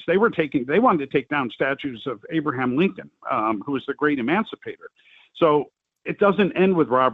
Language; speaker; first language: English; native; English